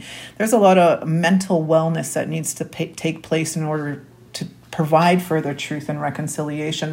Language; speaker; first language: English; native; English